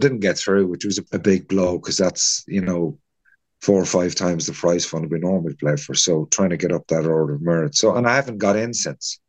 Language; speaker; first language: English; native; English